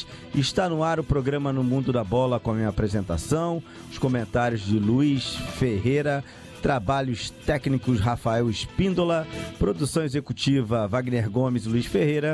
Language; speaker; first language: Portuguese; native; Portuguese